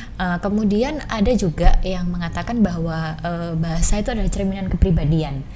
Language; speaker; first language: Indonesian; native; Indonesian